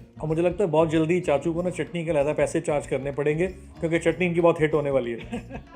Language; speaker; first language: Urdu; native; Urdu